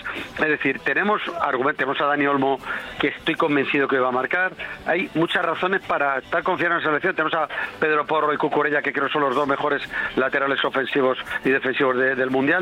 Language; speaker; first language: Spanish; native; Spanish